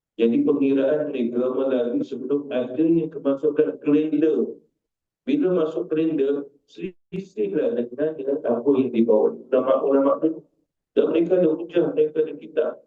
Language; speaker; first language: Malay; native; Malay